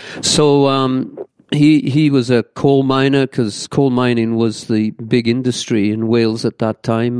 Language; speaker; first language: English; native; English